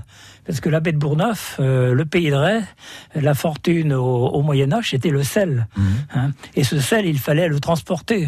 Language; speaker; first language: French; native; French